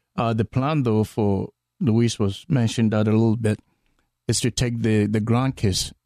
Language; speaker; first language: English; non-native, local second language; Akan